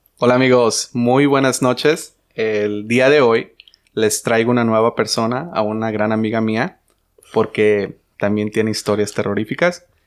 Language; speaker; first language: Spanish; native; Spanish